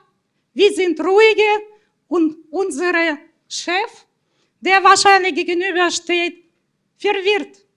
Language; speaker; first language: German; non-native, fluent; Russian